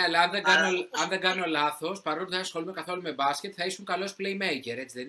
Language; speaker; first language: Greek; native; Greek